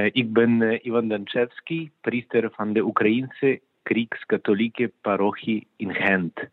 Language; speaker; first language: Dutch; non-native, fluent; Ukrainian